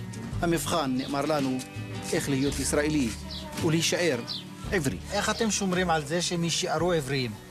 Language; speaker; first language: Hebrew; native; Hebrew